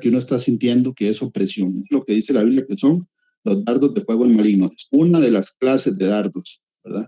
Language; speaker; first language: Spanish; native; Spanish